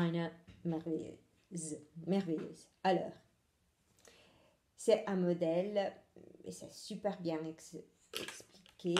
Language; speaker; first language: French; non-native, fluent; Italian